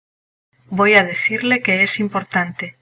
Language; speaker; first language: Spanish; non-native, learner; English